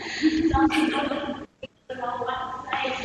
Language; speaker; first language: English; non-native, learner; Vietnamese